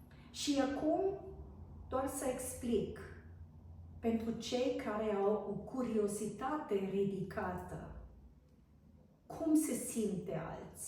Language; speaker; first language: Romanian; non-native, fluent; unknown